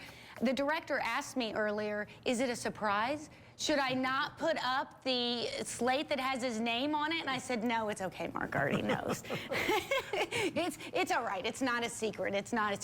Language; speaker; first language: English; native; English